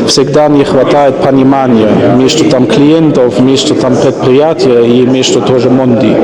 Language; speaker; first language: Russian; non-native, fluent; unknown